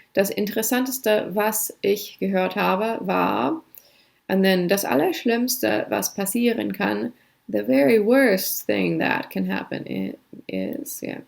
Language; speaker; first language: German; non-native, fluent; English